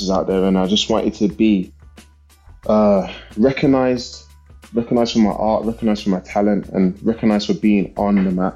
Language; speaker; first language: English; native; English